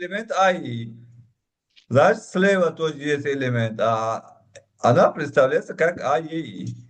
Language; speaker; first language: Russian; non-native, local second language; Uzbek